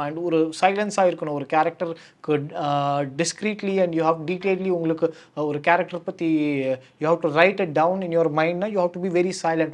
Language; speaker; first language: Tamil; non-native, learner; Kashmiri